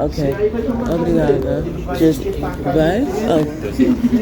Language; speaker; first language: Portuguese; non-native, learner; English